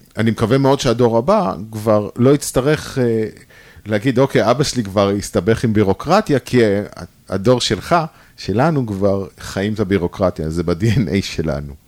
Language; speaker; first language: Hebrew; native; Hebrew